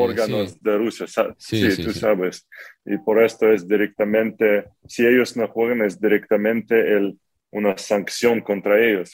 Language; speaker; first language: Spanish; non-native, fluent; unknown